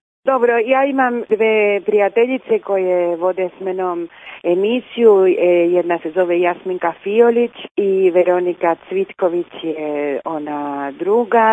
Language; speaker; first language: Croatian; early bilingual, heritage; Croatian